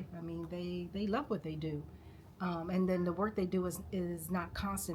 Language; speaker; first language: English; native; English